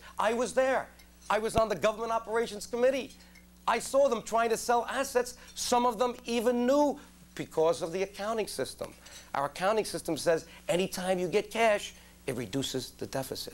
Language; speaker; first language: English; native; English